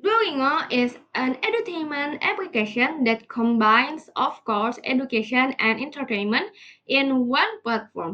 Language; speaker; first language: English; non-native, learner; Indonesian